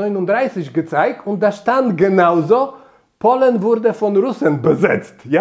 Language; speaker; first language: German; non-native, fluent; Polish